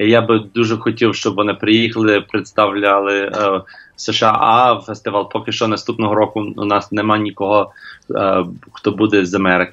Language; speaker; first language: Ukrainian; non-native, learner; English